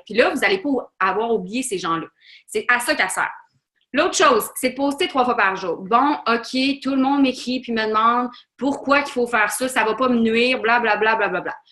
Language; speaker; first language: French; native; French